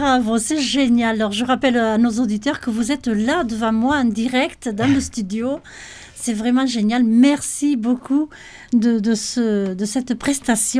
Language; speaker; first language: French; native; French